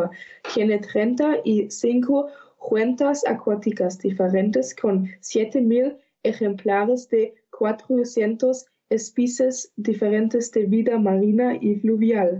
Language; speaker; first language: Spanish; non-native, learner; German